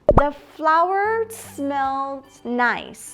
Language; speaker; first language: English; non-native, fluent; Thai